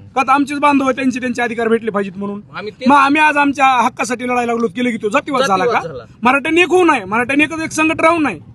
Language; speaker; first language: Marathi; native; Marathi